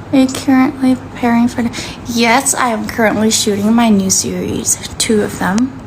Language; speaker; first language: English; early bilingual, other home language; Thai